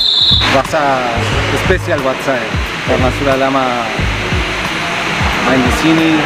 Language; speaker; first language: Indonesian; non-native, fluent; Spanish